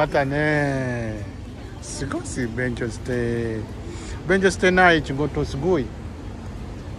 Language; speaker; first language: Japanese; non-native, learner; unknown